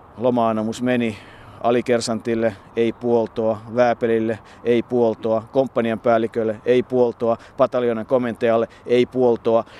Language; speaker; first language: Finnish; native; Finnish